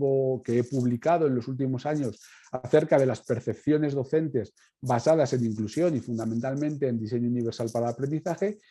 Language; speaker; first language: Spanish; native; Spanish